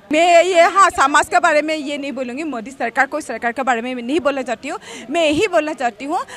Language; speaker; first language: Hindi; non-native, local second language; Assamese